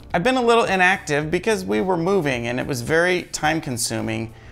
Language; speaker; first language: English; native; English